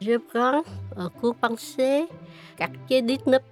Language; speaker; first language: French; non-native, learner; Thai